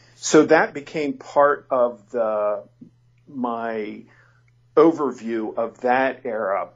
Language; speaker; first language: English; native; English